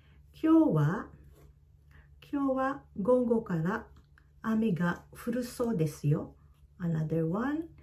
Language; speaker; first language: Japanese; non-native, fluent; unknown